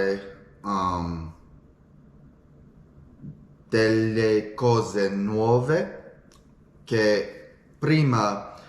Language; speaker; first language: Italian; non-native, learner; English